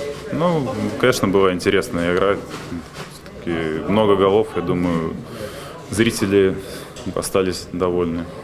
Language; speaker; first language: Russian; non-native, local second language; Latvian